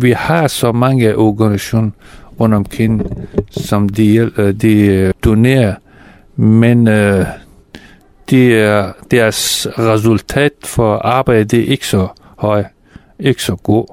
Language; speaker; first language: Danish; non-native, fluent; Persian